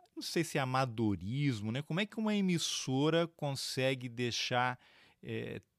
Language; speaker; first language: Portuguese; native; Portuguese